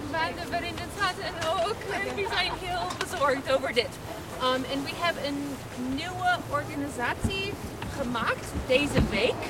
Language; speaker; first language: Dutch; non-native, learner; English